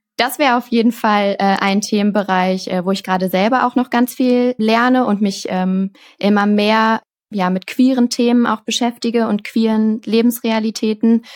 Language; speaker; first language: German; native; German